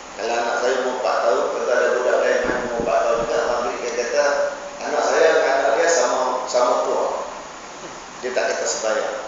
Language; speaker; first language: Malay; native; Malay